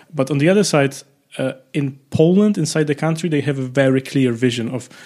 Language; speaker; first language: English; non-native, fluent; Polish